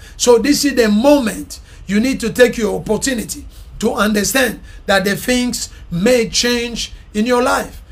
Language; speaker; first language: English; non-native, fluent; Lingala